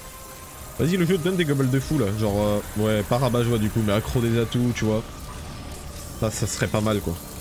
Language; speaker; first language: French; native; French